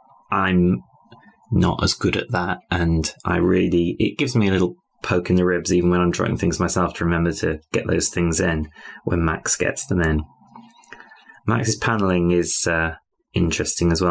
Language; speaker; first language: English; native; English